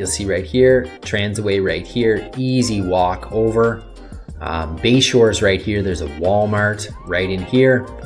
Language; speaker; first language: English; native; English